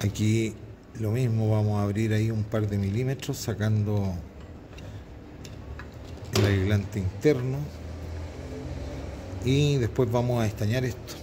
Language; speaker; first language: Spanish; native; Spanish